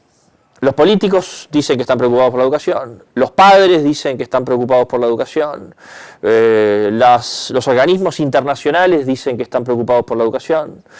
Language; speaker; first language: Spanish; native; Spanish